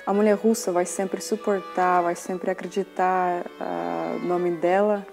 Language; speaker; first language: Portuguese; non-native, fluent; Russian